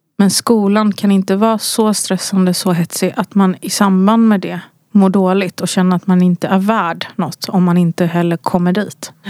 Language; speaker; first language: Swedish; early bilingual, other home language; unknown